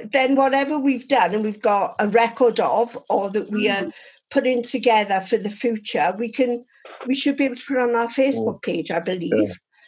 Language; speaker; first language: English; native; English